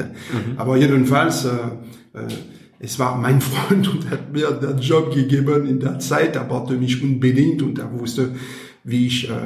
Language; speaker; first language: German; non-native, learner; French